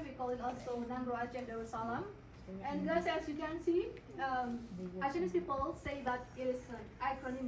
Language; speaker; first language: English; non-native, local second language; Indonesian